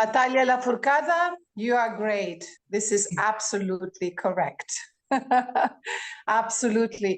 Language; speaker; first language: English; non-native, fluent; Greek